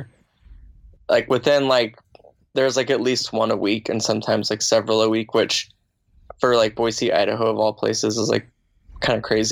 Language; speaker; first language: English; native; English